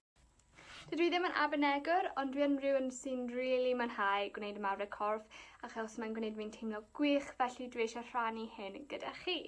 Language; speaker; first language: Welsh; non-native, local second language; English